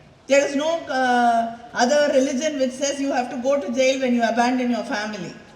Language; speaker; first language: English; non-native, local second language; Tamil